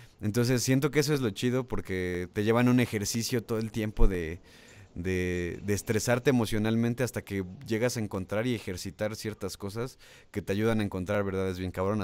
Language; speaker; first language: Spanish; native; Spanish